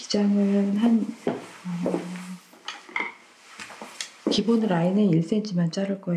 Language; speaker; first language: Korean; native; Korean